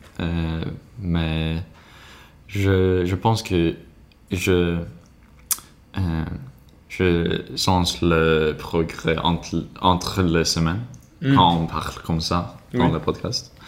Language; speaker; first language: French; non-native, learner; Swedish